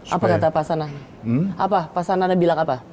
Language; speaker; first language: Indonesian; native; Indonesian